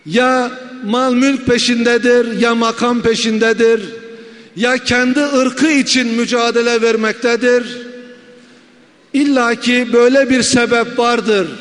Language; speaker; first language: Turkish; native; Turkish